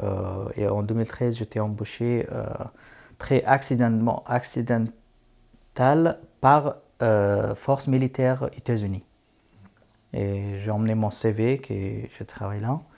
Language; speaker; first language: French; non-native, fluent; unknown